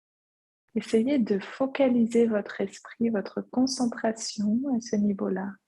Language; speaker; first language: French; native; French